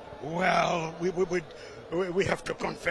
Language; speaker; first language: English; non-native, local second language; Shona